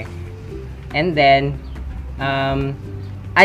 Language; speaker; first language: English; non-native, local second language; Cebuano